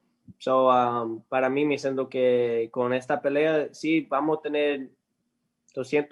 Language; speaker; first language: Spanish; early bilingual, heritage; English